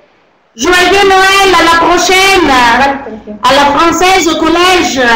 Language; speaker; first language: French; non-native, learner; Greek